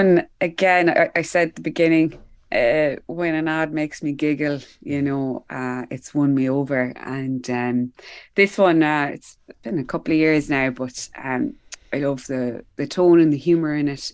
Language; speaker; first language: English; native; English